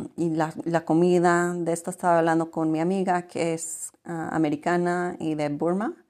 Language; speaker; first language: Spanish; early bilingual, heritage; Spanish